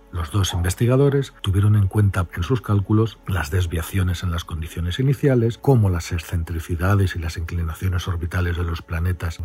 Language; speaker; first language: Spanish; native; Spanish